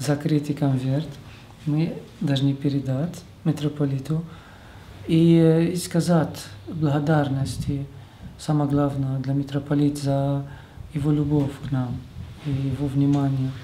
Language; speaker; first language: Russian; non-native, learner; Arabic